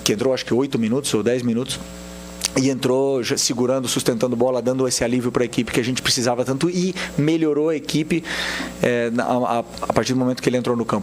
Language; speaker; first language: Portuguese; native; Portuguese